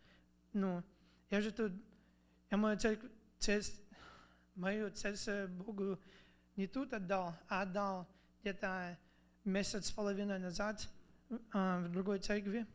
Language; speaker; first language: Russian; early bilingual, other home language; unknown